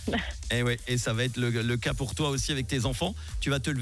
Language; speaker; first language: French; native; French